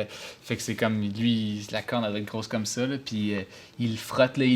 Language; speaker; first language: French; native; French